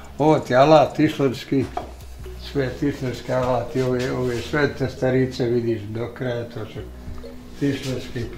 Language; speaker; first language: Bosnian; native; Bosnian